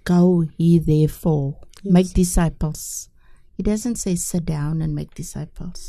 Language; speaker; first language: English; non-native, local second language; Afrikaans